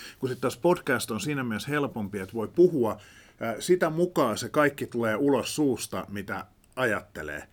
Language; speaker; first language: Finnish; native; Finnish